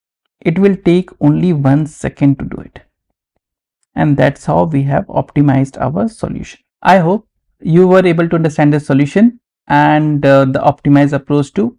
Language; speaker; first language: English; non-native, local second language; Hindi